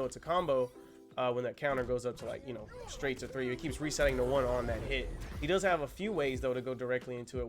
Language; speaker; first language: English; native; English